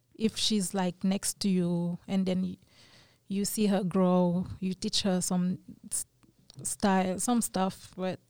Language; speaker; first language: English; non-native, fluent; French